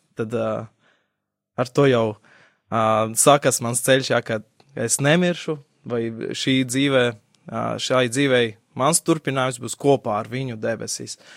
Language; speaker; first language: Latvian; non-native, local second language; Russian